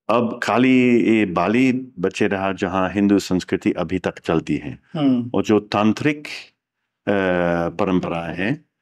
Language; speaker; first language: Hindi; non-native, fluent; English